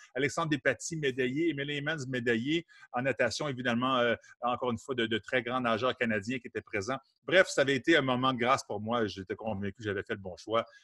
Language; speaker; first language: French; native; French